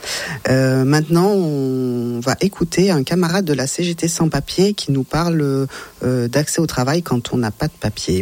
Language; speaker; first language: French; native; French